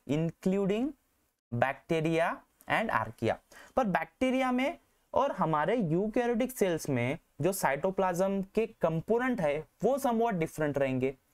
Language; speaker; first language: Hindi; non-native, local second language; Marathi